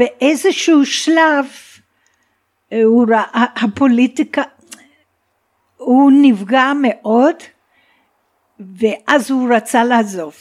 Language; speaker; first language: Hebrew; non-native, fluent; English